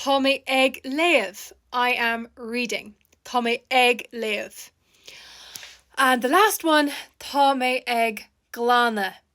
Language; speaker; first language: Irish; non-native, local second language; English